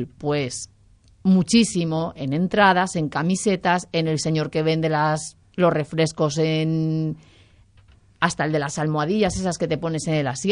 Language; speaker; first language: Spanish; native; Spanish